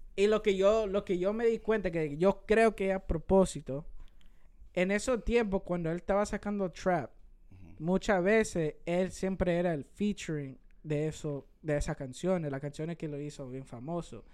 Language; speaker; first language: Spanish; early bilingual, heritage; Spanish